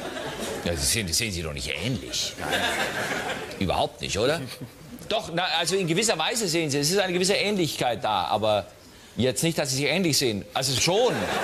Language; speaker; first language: German; native; German